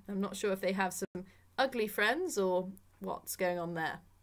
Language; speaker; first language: English; native; English